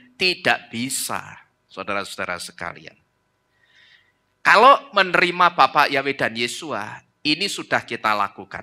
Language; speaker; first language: Indonesian; native; Indonesian